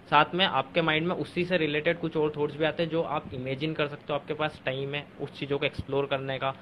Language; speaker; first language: Hindi; native; Hindi